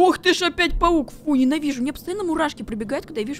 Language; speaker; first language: Russian; native; Russian